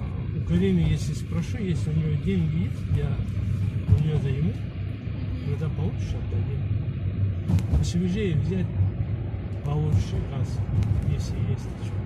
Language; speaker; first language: Russian; non-native, learner; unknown